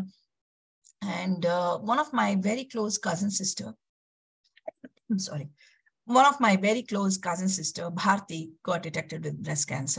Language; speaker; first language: English; non-native, local second language; Kannada